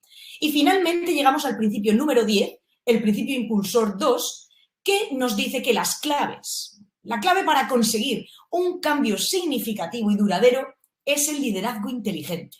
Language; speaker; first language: Spanish; native; Spanish